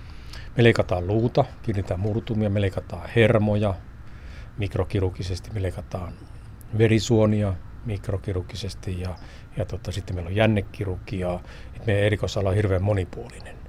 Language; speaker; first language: Finnish; native; Finnish